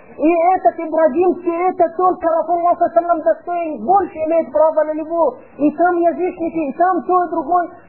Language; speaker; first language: Russian; non-native, fluent; Arabic